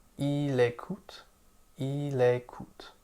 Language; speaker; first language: French; non-native, fluent; English